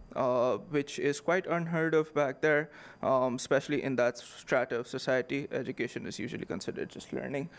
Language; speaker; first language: English; non-native, local second language; Urdu